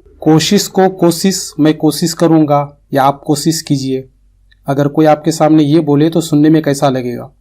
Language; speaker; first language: Urdu; native; Urdu